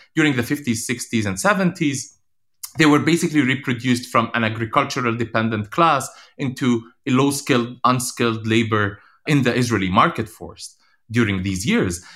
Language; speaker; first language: English; non-native, fluent; Arabic